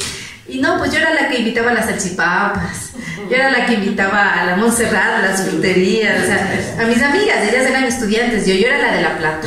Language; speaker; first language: Spanish; native; Spanish